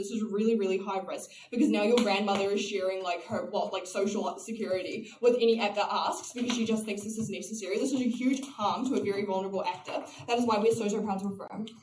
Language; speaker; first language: English; native; English